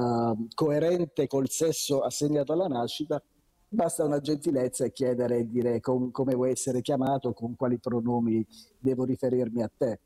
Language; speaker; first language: Italian; native; Italian